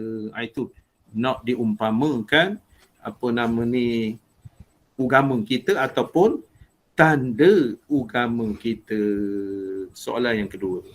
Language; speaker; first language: Malay; native; Malay